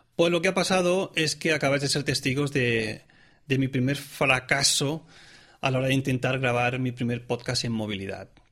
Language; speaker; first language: Spanish; non-native, local second language; Catalan